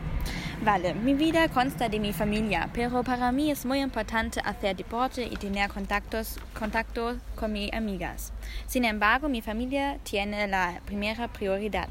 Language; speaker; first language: Spanish; non-native, learner; German